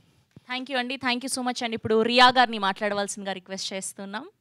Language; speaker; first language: Telugu; native; Telugu